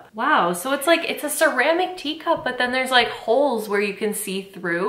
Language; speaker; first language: English; native; English